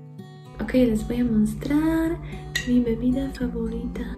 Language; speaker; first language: Spanish; non-native, learner; Polish